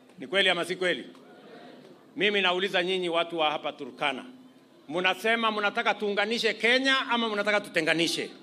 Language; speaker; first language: Swahili; non-native, local second language; Kalenjin